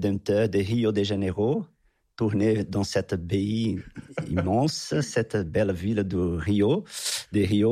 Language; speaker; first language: French; non-native, fluent; Portuguese